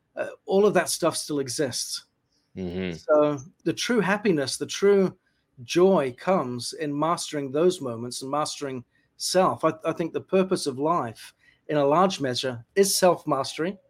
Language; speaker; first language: English; native; English